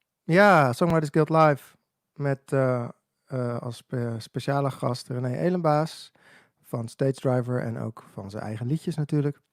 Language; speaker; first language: Dutch; native; Dutch